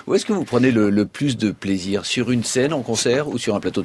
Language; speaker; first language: French; native; French